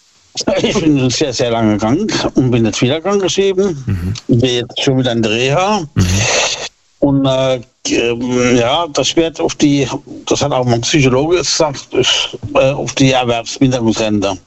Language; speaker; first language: German; native; German